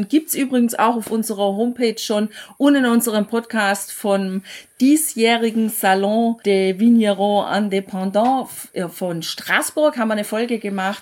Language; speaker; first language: German; native; German